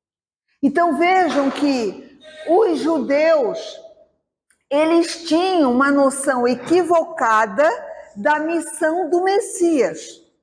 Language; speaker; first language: Portuguese; native; Portuguese